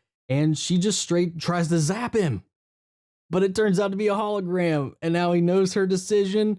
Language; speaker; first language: English; native; English